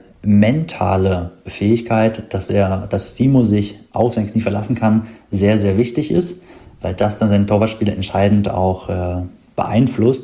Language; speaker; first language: German; native; German